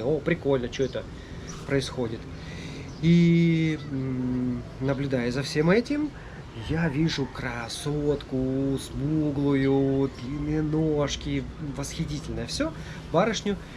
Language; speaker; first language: Russian; native; Russian